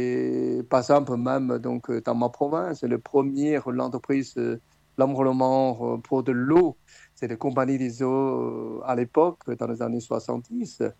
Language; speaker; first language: French; non-native, fluent; Chinese